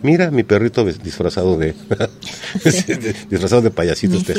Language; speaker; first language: Spanish; native; Spanish